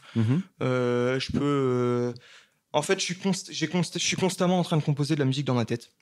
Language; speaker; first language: French; native; French